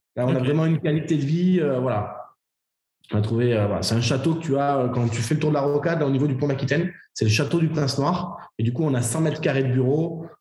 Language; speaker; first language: French; native; French